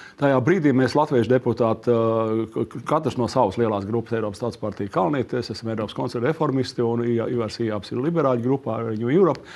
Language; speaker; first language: Latvian; native; Latvian